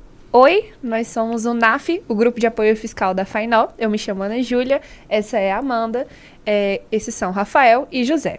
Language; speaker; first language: Portuguese; native; Portuguese